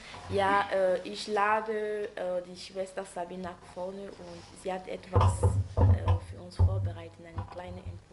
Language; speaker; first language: German; non-native, learner; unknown